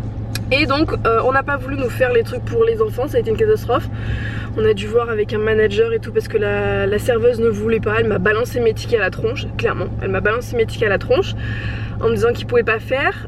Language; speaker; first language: French; native; French